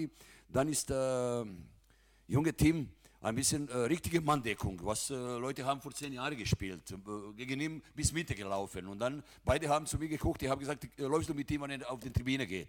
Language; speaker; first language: German; non-native, fluent; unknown